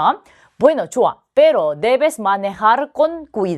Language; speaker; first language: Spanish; non-native, fluent; Korean